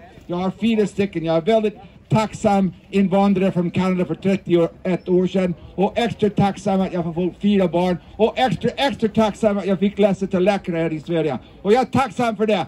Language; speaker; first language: Swedish; non-native, fluent; English